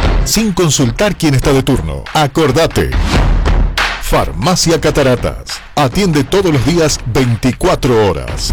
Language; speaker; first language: Spanish; native; Spanish